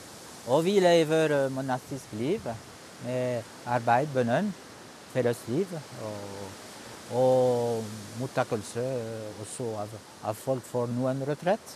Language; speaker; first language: Norwegian; non-native, learner; French